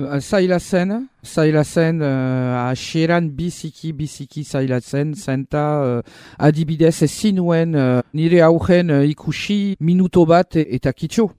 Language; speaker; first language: Basque; non-native, local second language; French